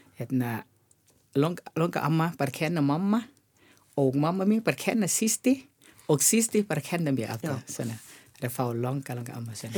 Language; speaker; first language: Icelandic; non-native, learner; Thai